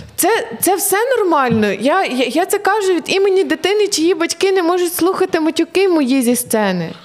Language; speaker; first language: Ukrainian; native; Ukrainian